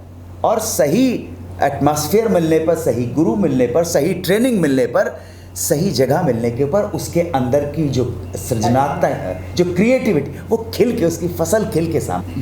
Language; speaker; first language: Hindi; native; Hindi